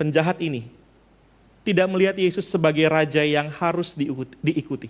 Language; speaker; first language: Indonesian; native; Indonesian